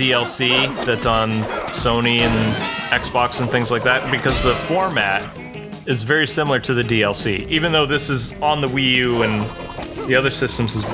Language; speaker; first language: English; native; English